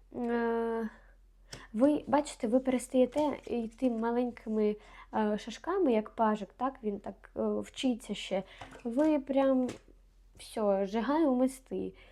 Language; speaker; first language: Ukrainian; non-native, local second language; Russian